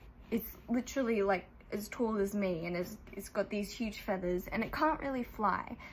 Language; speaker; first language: English; early bilingual, other home language; Korean